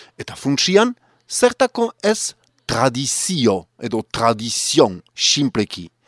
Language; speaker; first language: Basque; native; Basque